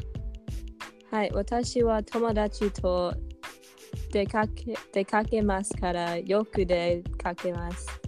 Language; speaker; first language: Japanese; non-native, learner; English